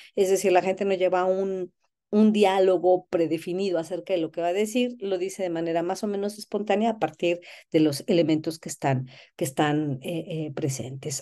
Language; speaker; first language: Spanish; native; Spanish